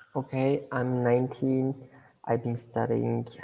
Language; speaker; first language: English; non-native, fluent; Turkish